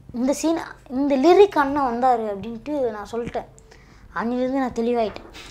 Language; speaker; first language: Tamil; native; Tamil